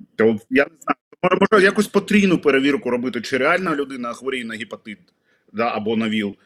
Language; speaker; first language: Ukrainian; native; Ukrainian